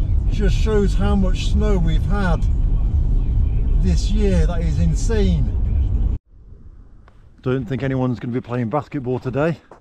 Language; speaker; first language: English; native; English